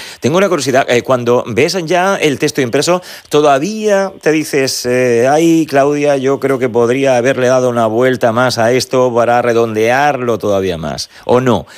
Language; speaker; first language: Spanish; native; Spanish